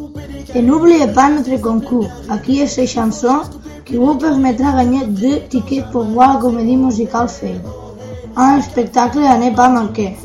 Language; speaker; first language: French; non-native, learner; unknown